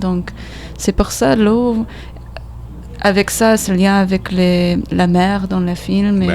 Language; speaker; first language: French; non-native, learner; English